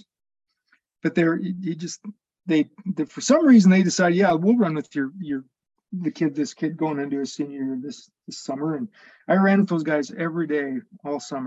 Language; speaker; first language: English; native; English